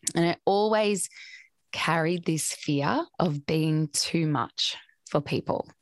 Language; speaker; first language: English; native; English